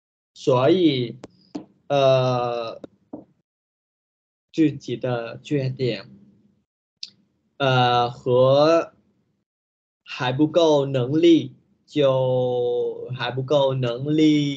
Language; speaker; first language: Chinese; non-native, learner; Vietnamese